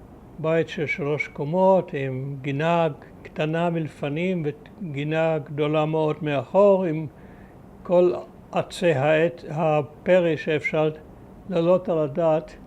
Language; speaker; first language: Hebrew; early bilingual, other home language; German